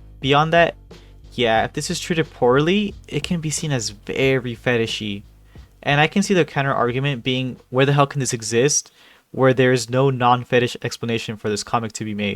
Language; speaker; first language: English; native; English